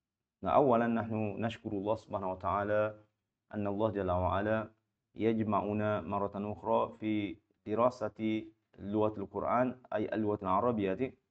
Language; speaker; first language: Arabic; non-native, fluent; Malay